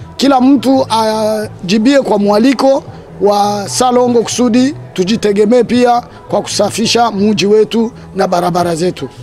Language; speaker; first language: Swahili; native; Swahili